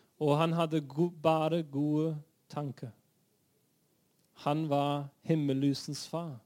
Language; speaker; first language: Norwegian; non-native, fluent; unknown